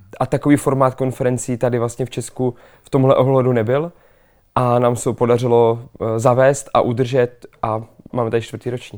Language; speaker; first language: Czech; native; Czech